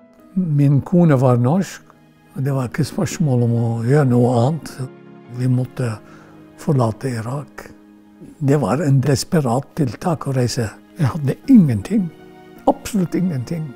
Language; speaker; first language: Norwegian; non-native, fluent; Arabic